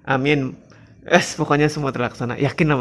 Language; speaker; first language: Indonesian; native; Indonesian